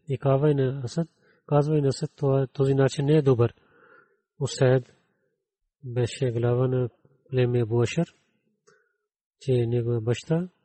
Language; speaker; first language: Bulgarian; non-native, learner; Urdu